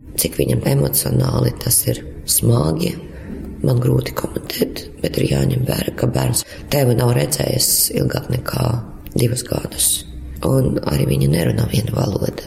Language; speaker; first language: Latvian; non-native, local second language; Russian